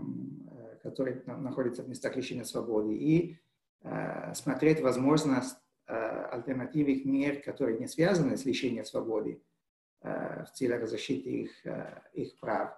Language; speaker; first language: Russian; non-native, fluent; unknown